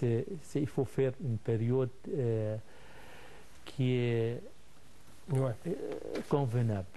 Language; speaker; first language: French; non-native, fluent; Arabic